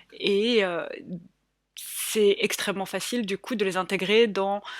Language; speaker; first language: French; native; French